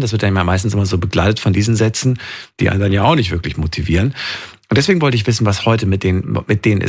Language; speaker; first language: German; native; German